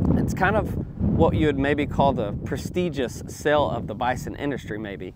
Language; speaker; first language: English; native; English